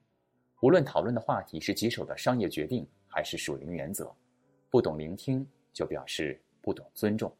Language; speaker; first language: Chinese; native; Chinese